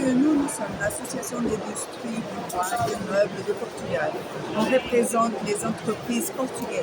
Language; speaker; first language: French; non-native, learner; Portuguese